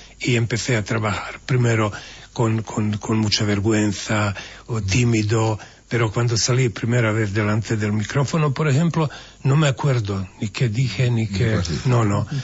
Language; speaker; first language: Spanish; non-native, fluent; Bosnian